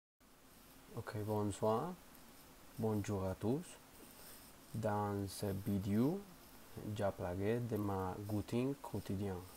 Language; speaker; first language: French; non-native, learner; Spanish